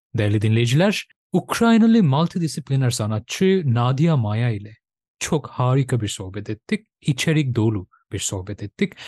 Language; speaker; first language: Turkish; non-native, fluent; Bangla